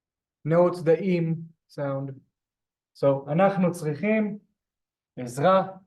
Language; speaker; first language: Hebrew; non-native, fluent; English